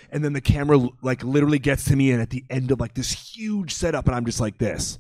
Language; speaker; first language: English; native; English